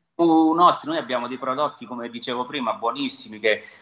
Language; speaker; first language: Italian; native; Italian